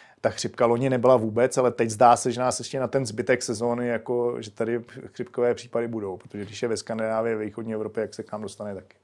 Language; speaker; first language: Czech; native; Czech